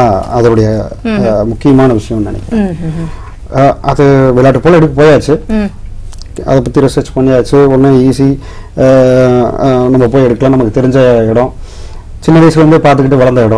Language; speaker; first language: Tamil; native; Tamil